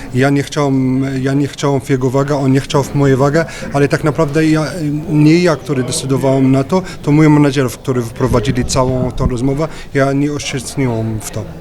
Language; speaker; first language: Polish; non-native, learner; French